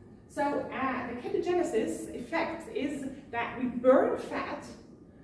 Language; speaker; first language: English; non-native, fluent; German